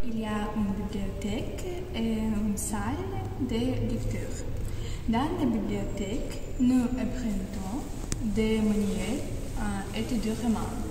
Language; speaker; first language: French; non-native, learner; Russian